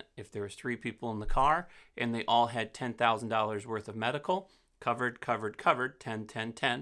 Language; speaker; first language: English; native; English